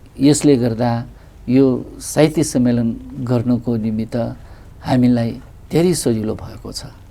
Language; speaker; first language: Nepali; non-native, local second language; Newari